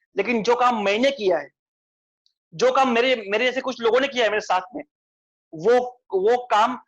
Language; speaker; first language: Hindi; non-native, local second language; Marathi